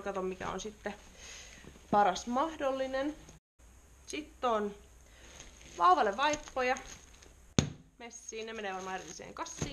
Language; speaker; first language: Finnish; native; Finnish